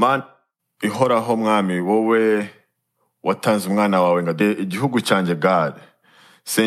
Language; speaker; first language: English; non-native, local second language; Kinyarwanda